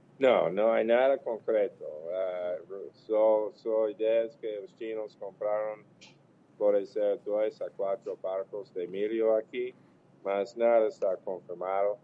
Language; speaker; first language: Portuguese; non-native, fluent; English